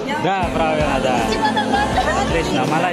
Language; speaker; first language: Russian; non-native, fluent; Indonesian